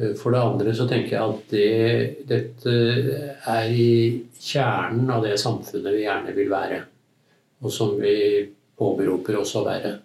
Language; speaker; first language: Norwegian; native; Norwegian